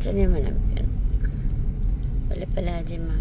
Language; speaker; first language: Korean; non-native, learner; Filipino